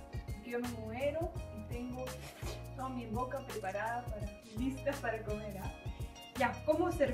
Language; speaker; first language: Spanish; non-native, learner; Russian